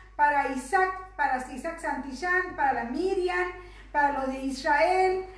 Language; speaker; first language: Spanish; native; Spanish